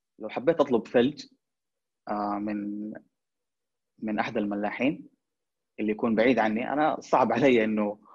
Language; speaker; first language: Arabic; native; Arabic